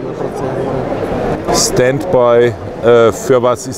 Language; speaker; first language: German; native; German